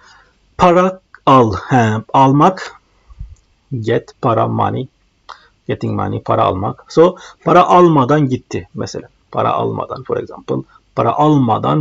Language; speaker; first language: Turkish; non-native, fluent; Arabic